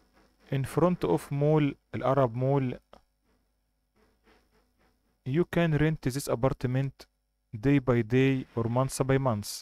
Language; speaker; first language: English; non-native, learner; Arabic